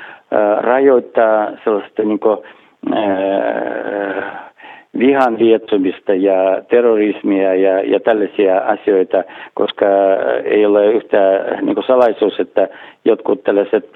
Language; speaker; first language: Finnish; non-native, fluent; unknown